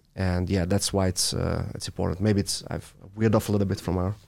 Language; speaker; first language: English; non-native, fluent; Hungarian